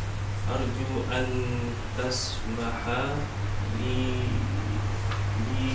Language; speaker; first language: Arabic; non-native, learner; Malay